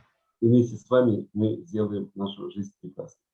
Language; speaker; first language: Russian; native; Russian